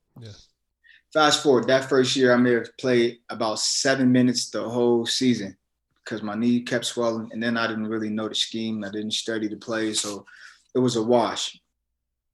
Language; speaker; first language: English; native; English